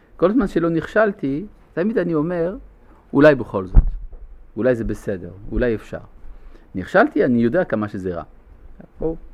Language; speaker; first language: Hebrew; non-native, fluent; French